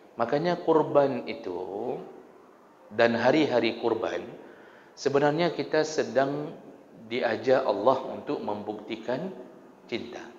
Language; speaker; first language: Malay; non-native, local second language; Achinese